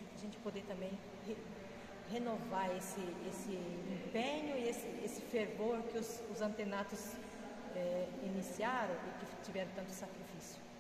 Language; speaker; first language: Portuguese; native; Portuguese